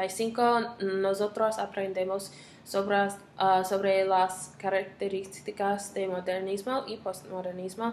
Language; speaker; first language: Spanish; non-native, learner; English